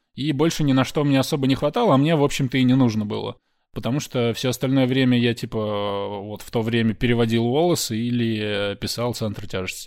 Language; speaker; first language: Russian; native; Russian